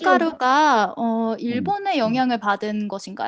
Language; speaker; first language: Korean; native; Korean